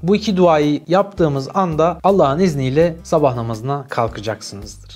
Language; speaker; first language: Turkish; native; Turkish